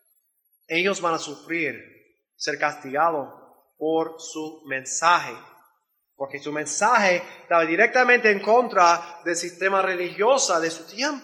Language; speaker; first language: Spanish; non-native, learner; English